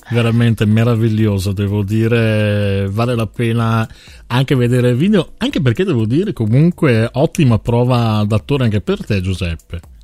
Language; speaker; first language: Italian; native; Italian